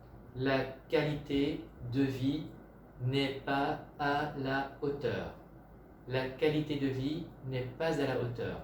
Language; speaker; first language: French; non-native, fluent; Vietnamese